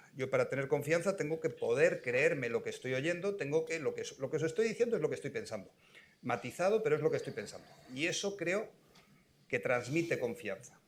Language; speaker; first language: Spanish; native; Spanish